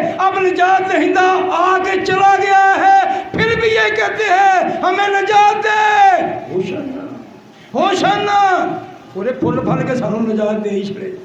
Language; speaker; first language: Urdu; non-native, local second language; Punjabi